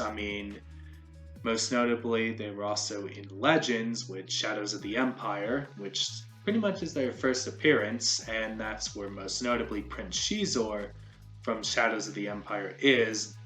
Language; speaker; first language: English; native; English